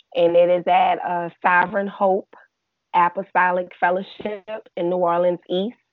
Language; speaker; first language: English; native; English